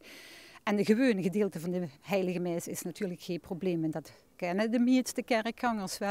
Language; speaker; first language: Dutch; native; Dutch